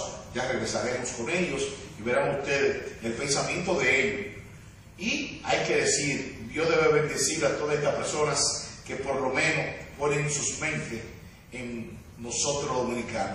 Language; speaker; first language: Spanish; native; Spanish